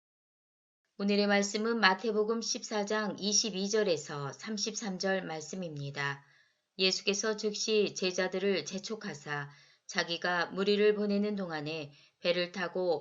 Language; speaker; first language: Korean; native; Korean